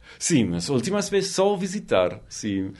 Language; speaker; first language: Portuguese; non-native, learner; German